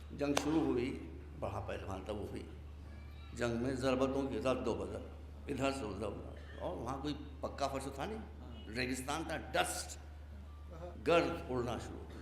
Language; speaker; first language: Urdu; native; Urdu